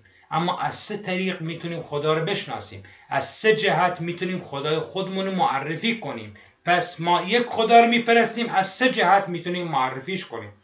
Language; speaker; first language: Persian; non-native, fluent; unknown